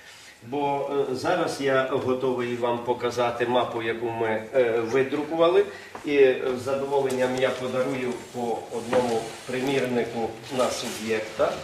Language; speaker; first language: Ukrainian; native; Ukrainian